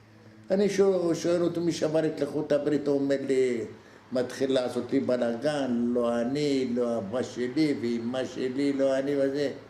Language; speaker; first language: Hebrew; non-native, fluent; Arabic